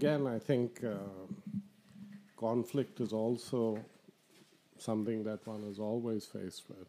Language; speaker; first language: English; non-native, local second language; Bangla